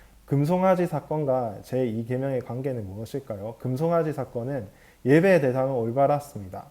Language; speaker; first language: Korean; native; Korean